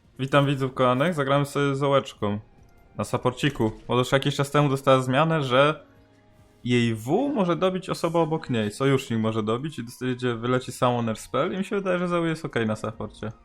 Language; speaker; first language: Polish; native; Polish